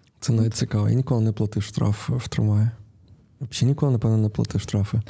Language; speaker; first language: Ukrainian; non-native, local second language; Russian